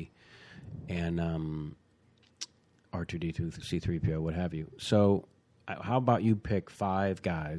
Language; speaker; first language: English; native; English